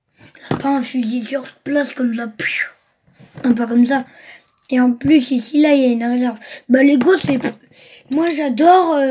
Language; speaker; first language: French; early bilingual, other home language; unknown